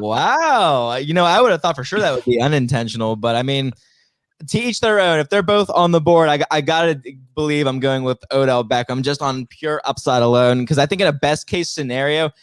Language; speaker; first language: English; native; English